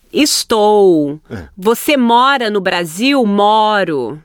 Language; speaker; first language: Portuguese; native; Portuguese